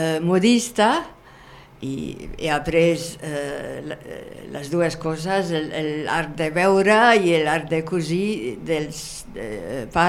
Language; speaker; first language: Catalan; non-native, fluent; German